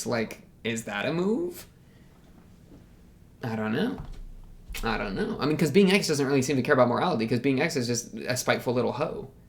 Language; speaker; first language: English; native; English